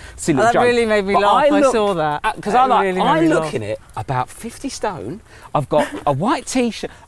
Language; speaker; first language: English; native; English